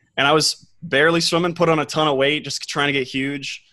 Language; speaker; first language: English; native; English